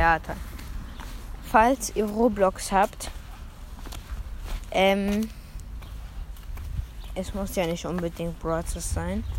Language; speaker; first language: German; early bilingual, other home language; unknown